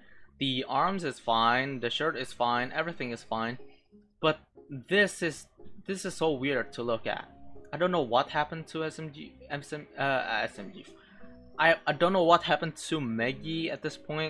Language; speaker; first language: English; non-native, local second language; Filipino